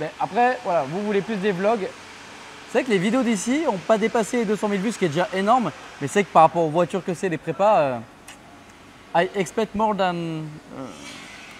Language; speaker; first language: French; native; French